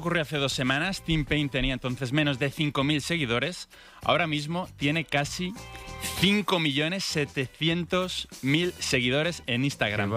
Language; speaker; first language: Spanish; native; Spanish